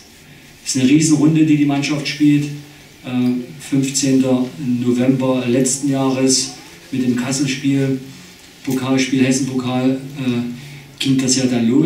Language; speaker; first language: German; native; German